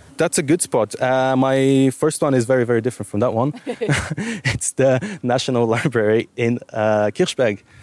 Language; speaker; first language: English; non-native, fluent; Bulgarian